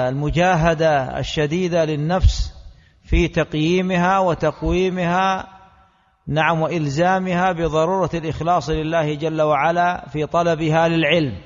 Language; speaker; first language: Arabic; native; Arabic